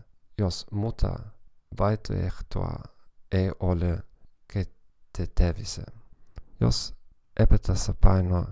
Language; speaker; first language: Finnish; non-native, fluent; German